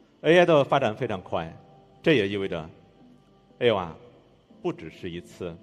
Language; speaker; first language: Chinese; native; Chinese